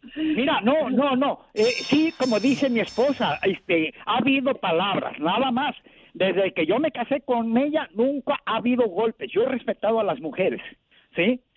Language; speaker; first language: Spanish; native; Spanish